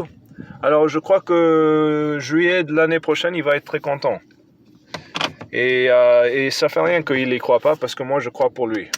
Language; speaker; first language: French; non-native, fluent; English